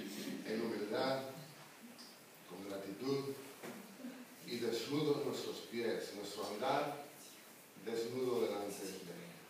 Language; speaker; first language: Spanish; native; Spanish